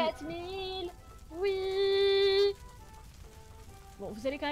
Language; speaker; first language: French; native; French